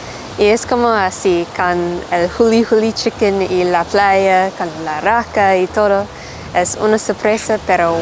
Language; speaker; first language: Spanish; non-native, learner; English